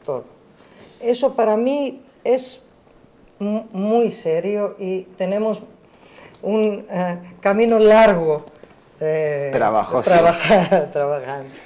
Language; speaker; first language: Spanish; non-native, learner; Greek